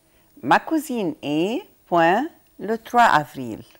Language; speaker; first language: French; non-native, fluent; Arabic